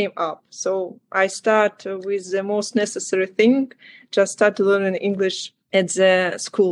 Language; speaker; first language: English; non-native, learner; Ukrainian